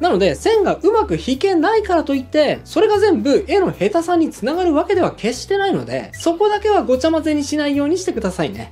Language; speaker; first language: Japanese; native; Japanese